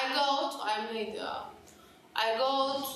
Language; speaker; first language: English; non-native, learner; Turkish